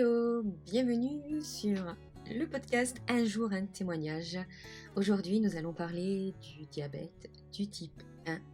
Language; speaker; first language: French; native; French